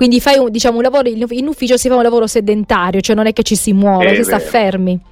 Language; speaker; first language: Italian; native; Italian